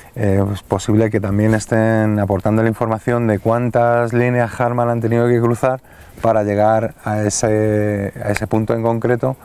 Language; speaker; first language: Spanish; native; Spanish